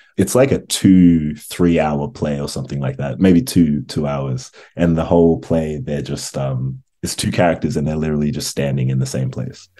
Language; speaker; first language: English; native; English